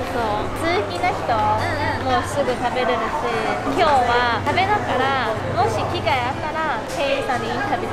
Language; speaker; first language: Japanese; non-native, fluent; Chinese